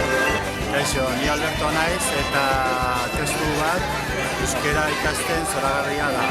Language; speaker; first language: Basque; non-native, learner; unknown